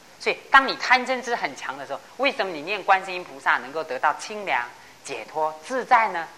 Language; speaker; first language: Chinese; non-native, local second language; Hakka Chinese